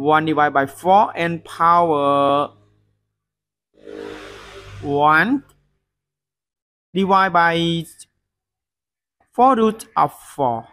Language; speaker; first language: English; non-native, learner; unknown